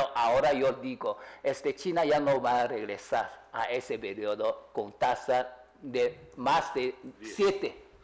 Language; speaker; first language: Spanish; non-native, fluent; Chinese